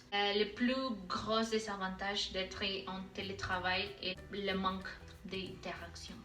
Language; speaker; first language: French; non-native, learner; Spanish